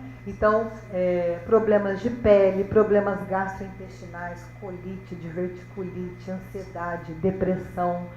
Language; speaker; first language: Portuguese; native; Portuguese